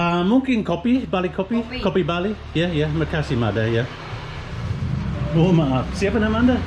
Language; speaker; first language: Indonesian; non-native, learner; English